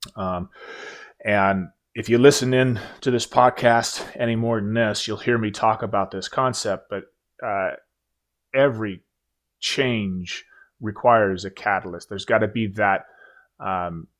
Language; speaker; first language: English; native; English